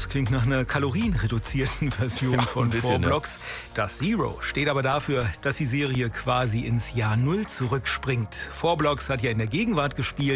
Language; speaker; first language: German; native; German